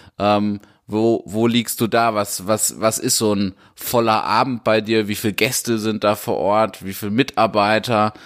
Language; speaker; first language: German; native; German